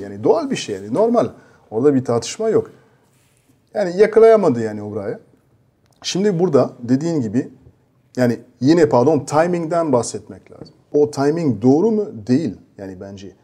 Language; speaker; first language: Turkish; non-native, fluent; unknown